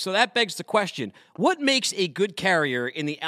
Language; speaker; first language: English; native; English